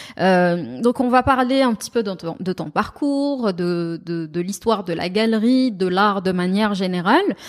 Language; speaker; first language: French; non-native, local second language; Arabic